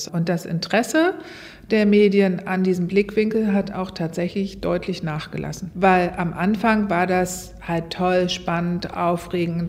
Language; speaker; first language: German; native; German